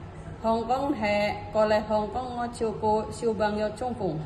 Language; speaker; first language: Cantonese; non-native, learner; Indonesian